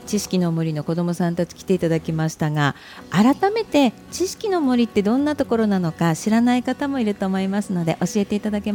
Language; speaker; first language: Japanese; native; Japanese